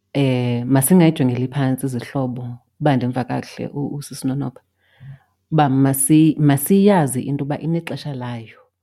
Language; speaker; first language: Xhosa; native; Xhosa